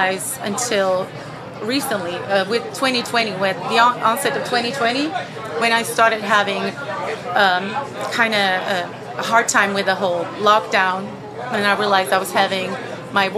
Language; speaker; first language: English; non-native, fluent; Bosnian